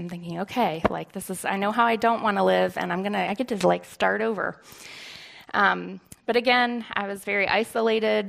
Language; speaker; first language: English; native; English